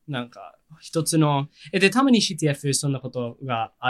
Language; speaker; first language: Japanese; non-native, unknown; English